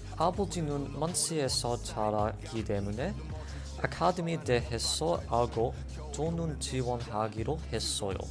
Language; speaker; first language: Korean; non-native, learner; English